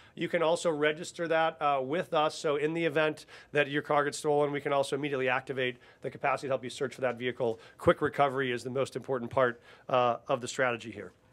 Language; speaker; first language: English; native; English